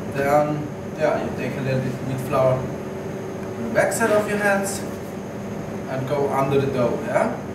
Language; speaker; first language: English; non-native, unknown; German